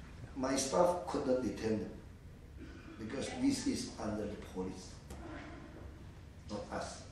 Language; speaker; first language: English; non-native, learner; Indonesian